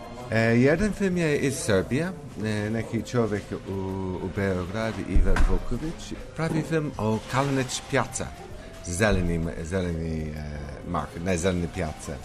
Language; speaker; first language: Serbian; non-native, learner; English